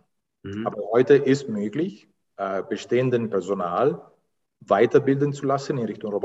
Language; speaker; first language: German; non-native, fluent; Italian